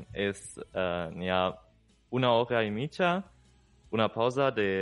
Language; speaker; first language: Catalan; non-native, learner; German